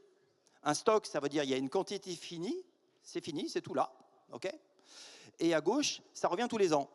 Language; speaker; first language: French; native; French